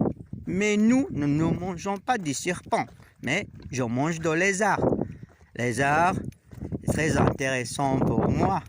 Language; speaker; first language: French; non-native, learner; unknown